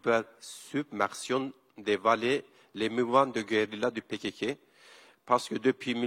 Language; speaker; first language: French; non-native, learner; Kurdish